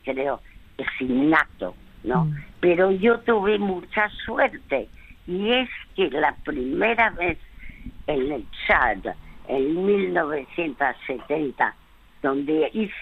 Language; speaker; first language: Spanish; early bilingual, other home language; French